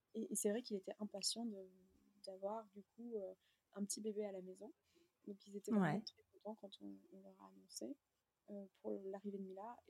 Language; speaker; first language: French; native; French